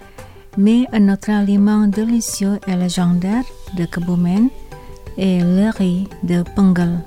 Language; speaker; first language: French; non-native, fluent; Indonesian